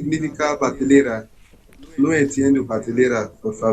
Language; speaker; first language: Spanish; non-native, learner; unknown